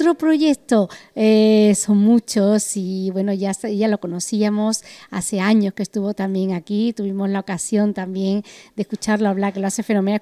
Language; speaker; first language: Spanish; native; Spanish